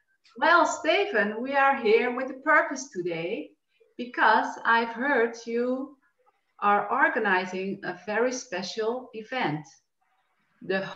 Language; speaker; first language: English; non-native, fluent; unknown